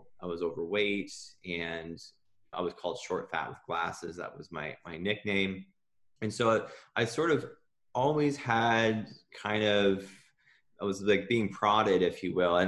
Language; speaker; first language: English; native; English